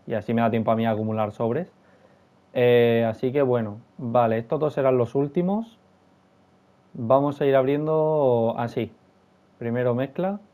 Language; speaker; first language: Spanish; native; Spanish